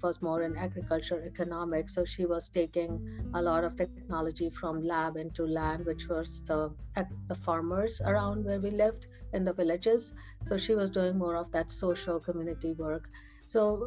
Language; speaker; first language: English; non-native, local second language; Hindi